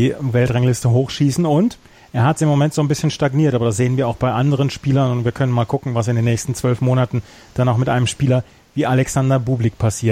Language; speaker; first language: German; native; German